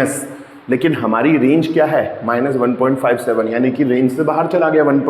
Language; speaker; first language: Hindi; native; Hindi